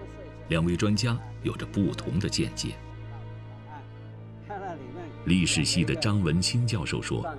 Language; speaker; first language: Chinese; native; Chinese